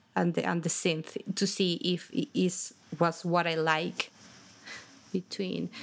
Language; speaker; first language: English; non-native, fluent; Spanish